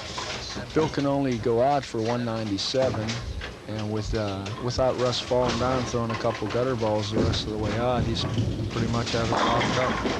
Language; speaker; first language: English; native; English